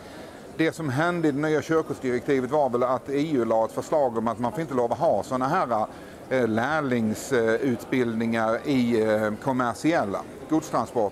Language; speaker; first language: Swedish; native; Swedish